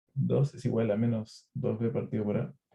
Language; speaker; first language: Spanish; native; Spanish